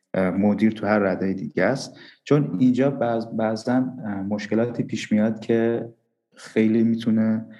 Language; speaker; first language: Persian; non-native, local second language; Armenian